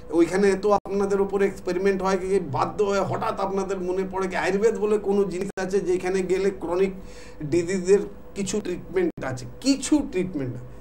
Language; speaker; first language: Bangla; non-native, local second language; Hindi